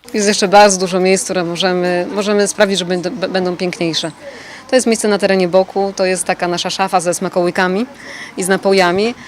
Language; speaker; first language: Polish; native; Polish